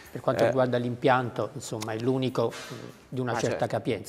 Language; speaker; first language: Italian; native; Italian